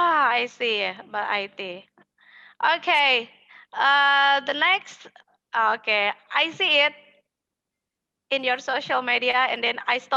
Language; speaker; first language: English; non-native, fluent; Indonesian